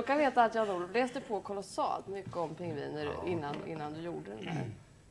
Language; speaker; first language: Swedish; native; Swedish